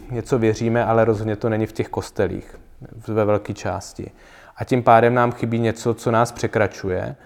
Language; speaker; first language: Czech; native; Czech